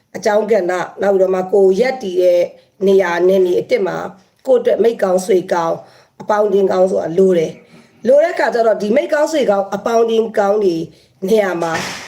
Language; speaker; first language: Burmese; native; Burmese